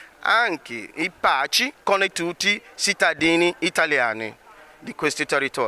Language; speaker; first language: Italian; non-native, learner; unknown